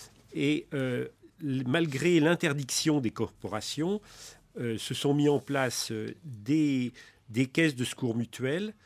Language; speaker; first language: French; native; French